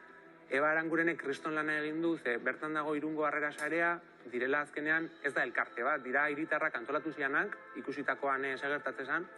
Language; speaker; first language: Basque; native; Basque